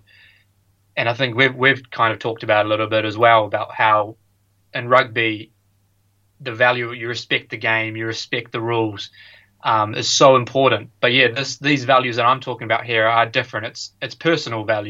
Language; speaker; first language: English; native; English